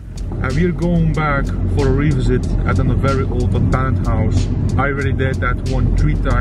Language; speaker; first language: English; non-native, fluent; Dutch